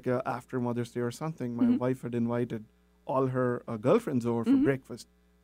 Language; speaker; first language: English; non-native, local second language; Telugu